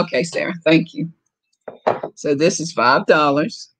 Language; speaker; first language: English; native; English